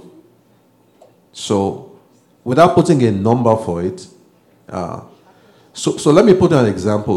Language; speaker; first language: English; non-native, local second language; Yoruba